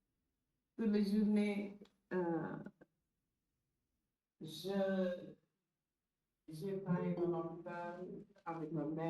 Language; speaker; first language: French; non-native, learner; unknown